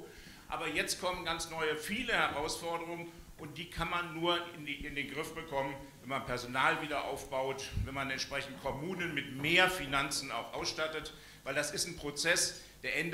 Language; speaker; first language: German; native; German